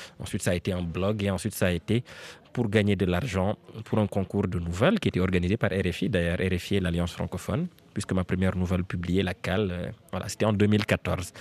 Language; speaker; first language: French; non-native, local second language; Serer